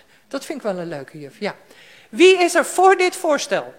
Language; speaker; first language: Dutch; native; Dutch